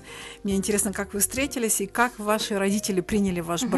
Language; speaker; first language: Russian; native; Russian